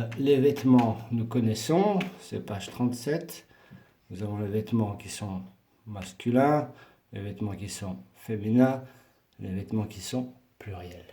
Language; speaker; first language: French; non-native, fluent; Spanish